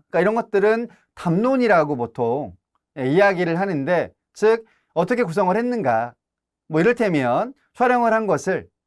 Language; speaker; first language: Korean; native; Korean